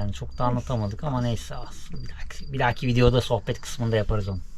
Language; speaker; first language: Turkish; native; Turkish